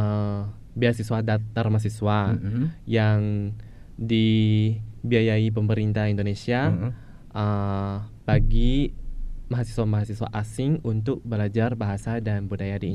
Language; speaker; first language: Indonesian; non-native, fluent; Chinese